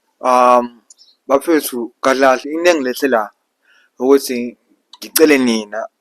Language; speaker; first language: Zulu; non-native, local second language; Xhosa